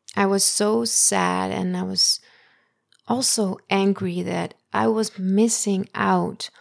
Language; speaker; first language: English; early bilingual, other home language; Persian